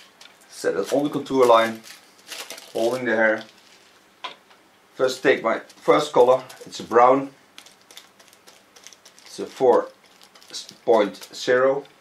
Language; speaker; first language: English; non-native, fluent; Dutch